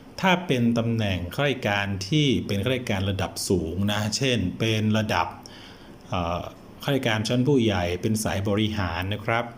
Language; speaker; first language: Thai; native; Thai